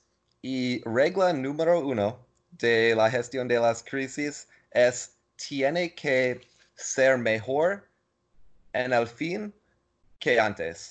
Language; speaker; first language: Spanish; non-native, learner; English